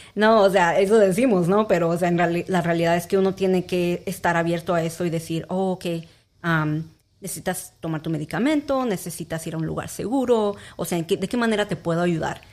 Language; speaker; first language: Spanish; early bilingual, heritage; Spanish